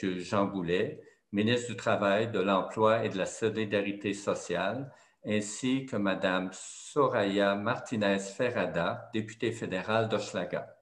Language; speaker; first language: French; native; French